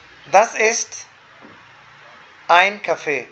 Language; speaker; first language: German; non-native, fluent; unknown